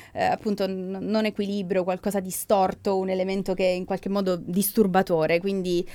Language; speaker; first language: Italian; native; Italian